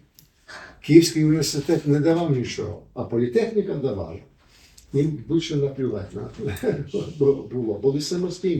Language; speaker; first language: Ukrainian; early bilingual, heritage; Ukrainian